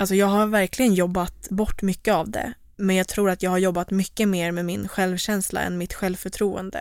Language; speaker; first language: Swedish; native; Swedish